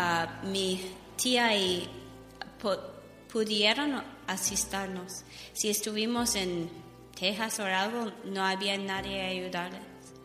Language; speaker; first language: Spanish; non-native, learner; English